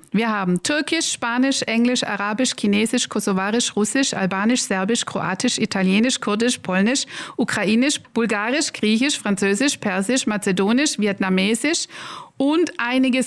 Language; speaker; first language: German; native; German